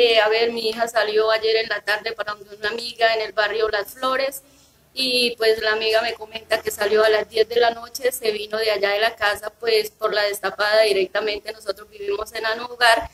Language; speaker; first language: Spanish; native; Spanish